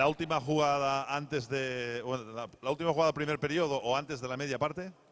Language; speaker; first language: Spanish; native; Spanish